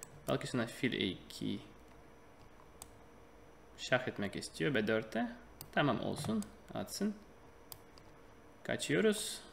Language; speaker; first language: Turkish; non-native, fluent; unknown